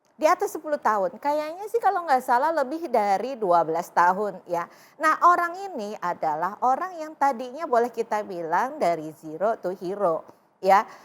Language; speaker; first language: Indonesian; native; Indonesian